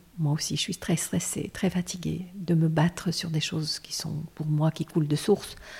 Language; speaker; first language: French; non-native, local second language; Armenian